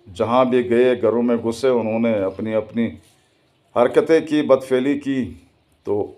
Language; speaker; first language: Urdu; native; Urdu